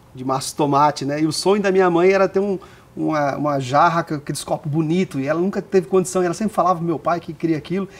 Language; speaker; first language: Portuguese; native; Portuguese